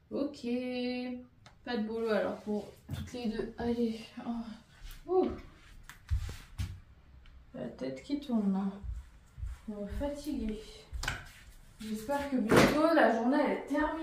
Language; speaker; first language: French; native; French